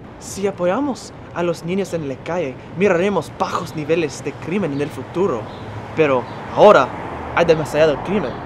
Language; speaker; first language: Spanish; non-native, learner; English